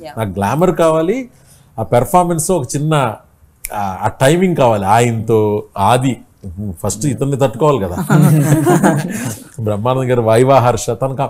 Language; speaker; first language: Telugu; native; Telugu